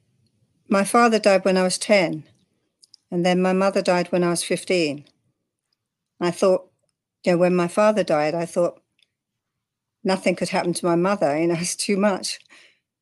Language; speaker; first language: English; native; English